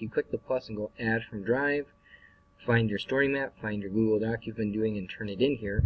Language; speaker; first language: English; native; English